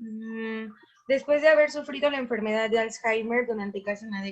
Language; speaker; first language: Spanish; native; Spanish